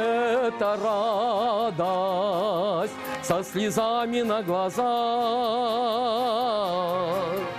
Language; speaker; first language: Russian; native; Russian